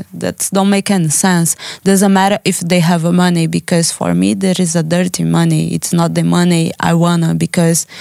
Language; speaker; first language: English; non-native, learner; Portuguese